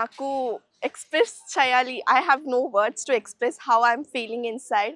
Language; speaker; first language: Telugu; non-native, learner; Kannada